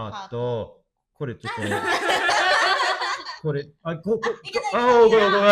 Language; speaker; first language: Japanese; non-native, learner; English